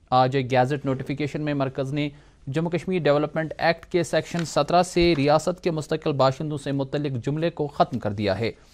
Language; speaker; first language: Urdu; non-native, local second language; Kashmiri